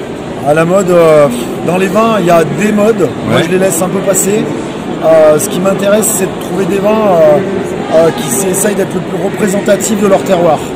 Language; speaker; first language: French; native; French